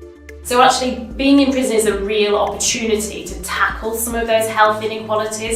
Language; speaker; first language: English; native; English